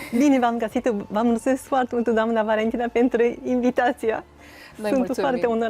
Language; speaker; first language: Romanian; non-native, learner; Japanese